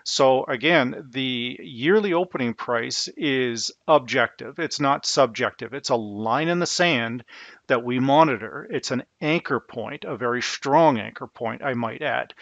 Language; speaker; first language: English; native; English